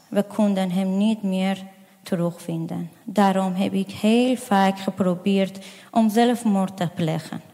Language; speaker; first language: Dutch; non-native, fluent; Persian